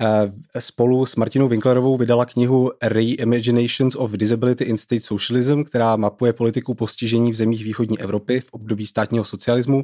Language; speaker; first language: Czech; native; Czech